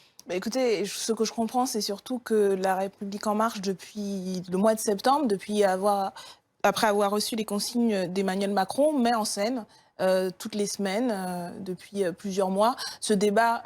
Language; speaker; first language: French; native; French